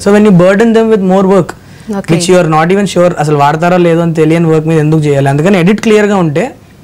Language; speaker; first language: Telugu; native; Telugu